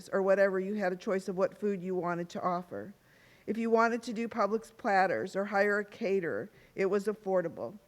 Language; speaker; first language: English; native; English